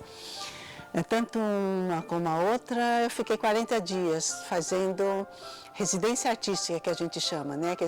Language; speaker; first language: Portuguese; early bilingual, other home language; Cantonese